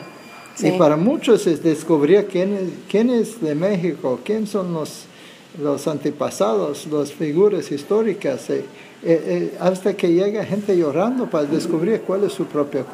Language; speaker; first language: Spanish; non-native, fluent; English